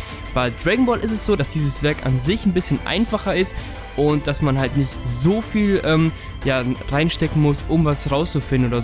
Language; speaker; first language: German; native; German